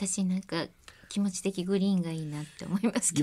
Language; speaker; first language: Japanese; native; Japanese